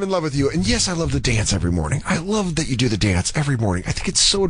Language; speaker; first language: English; native; English